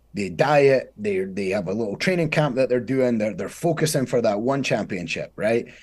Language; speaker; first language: English; native; English